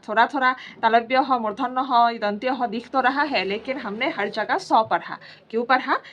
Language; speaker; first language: Hindi; non-native, local second language; Assamese